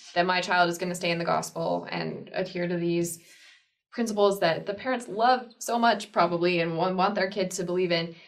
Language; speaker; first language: English; native; English